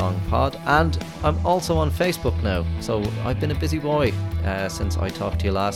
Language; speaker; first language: English; native; English